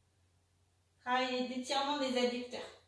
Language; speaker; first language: French; native; French